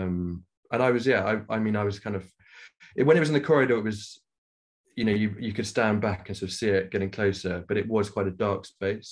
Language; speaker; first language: English; native; English